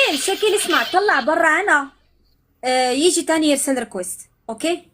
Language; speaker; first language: Arabic; non-native, learner; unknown